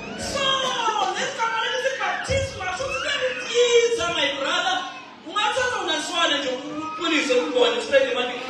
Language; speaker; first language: Zulu; non-native, local second language; Swati